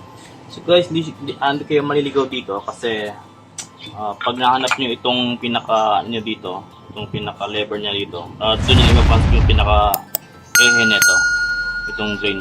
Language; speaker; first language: Filipino; native; Filipino